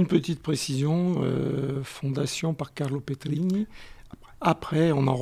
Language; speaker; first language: French; native; French